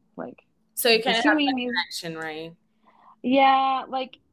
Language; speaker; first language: English; non-native, fluent; Portuguese